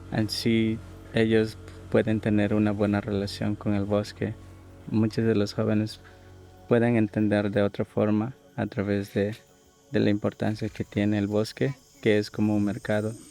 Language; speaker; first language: Spanish; non-native, local second language; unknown